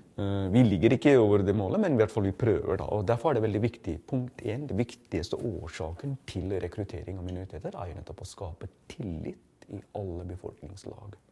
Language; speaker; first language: Norwegian; non-native, fluent; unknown